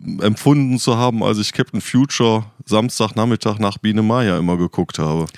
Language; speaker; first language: German; native; German